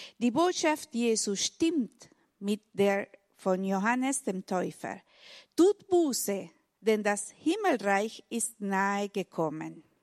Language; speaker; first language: German; non-native, learner; Spanish